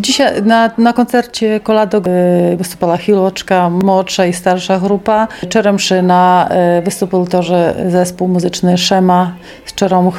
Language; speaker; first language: Polish; non-native, local second language; Ukrainian